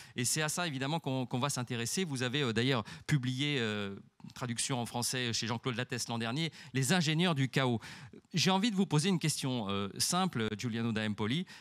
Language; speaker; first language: French; native; French